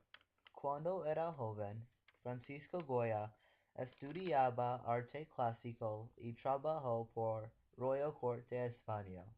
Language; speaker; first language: Spanish; non-native, learner; English